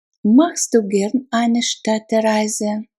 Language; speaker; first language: German; non-native, fluent; Russian